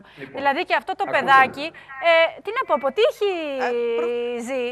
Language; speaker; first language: Greek; native; Greek